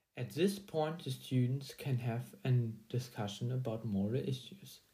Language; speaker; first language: English; non-native, fluent; German